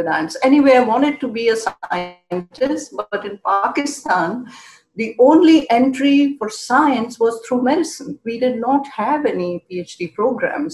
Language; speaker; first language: English; non-native, local second language; Urdu